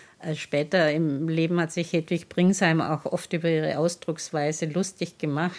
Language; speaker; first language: German; native; German